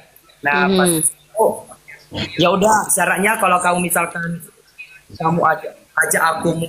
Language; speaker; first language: Indonesian; native; Indonesian